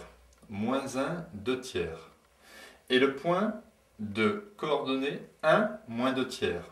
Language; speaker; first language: French; native; French